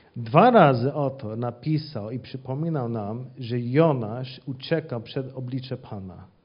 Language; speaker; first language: Polish; non-native, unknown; English